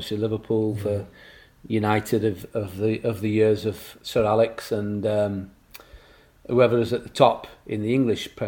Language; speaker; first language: English; native; English